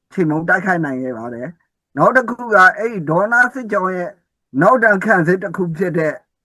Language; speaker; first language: Burmese; non-native, local second language; S'gaw Karen